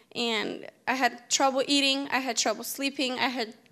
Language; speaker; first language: English; native; English